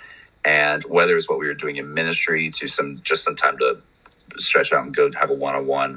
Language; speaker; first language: English; native; English